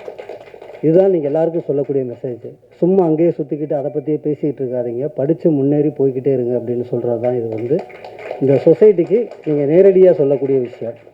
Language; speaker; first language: Tamil; native; Tamil